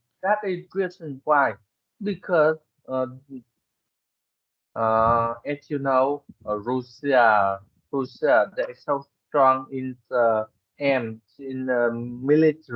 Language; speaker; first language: English; non-native, learner; Vietnamese